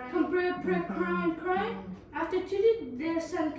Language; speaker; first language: English; non-native, learner; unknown